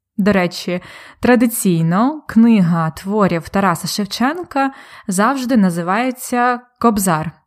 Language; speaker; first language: Ukrainian; native; Ukrainian